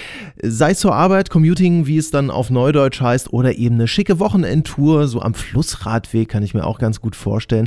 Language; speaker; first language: German; native; German